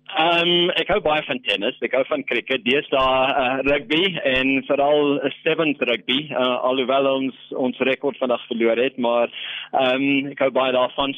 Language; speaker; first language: Afrikaans; non-native, local second language; English